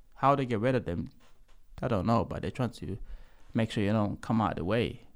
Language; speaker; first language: English; early bilingual, other home language; Lingala